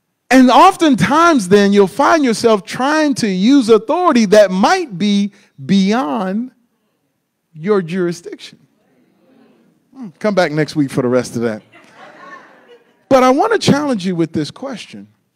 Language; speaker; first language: English; native; English